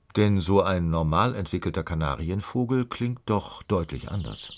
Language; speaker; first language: German; native; German